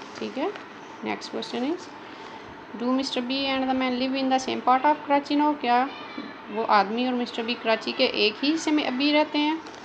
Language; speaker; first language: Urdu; native; Urdu